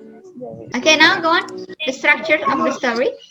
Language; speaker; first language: English; non-native, fluent; Indonesian